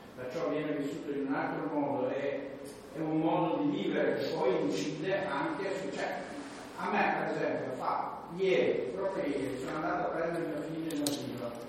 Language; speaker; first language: Italian; non-native, fluent; Albanian